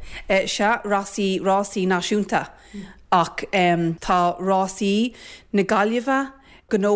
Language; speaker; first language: Irish; non-native, learner; English